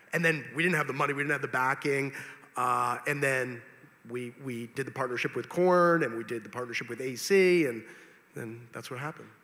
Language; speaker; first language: English; native; English